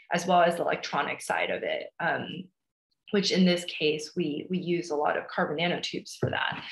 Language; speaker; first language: English; early bilingual, other home language; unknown